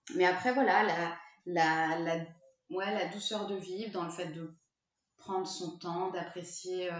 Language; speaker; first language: French; native; French